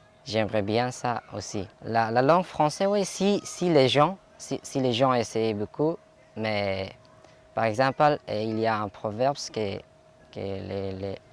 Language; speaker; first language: French; non-native, learner; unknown